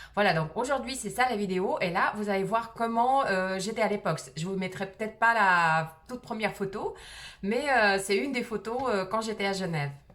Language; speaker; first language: French; early bilingual, other home language; Russian